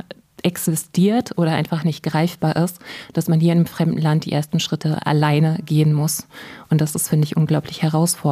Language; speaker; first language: German; native; German